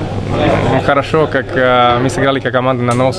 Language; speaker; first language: Russian; non-native, learner; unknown